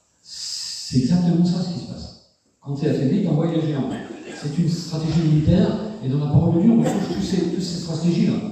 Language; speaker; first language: French; native; French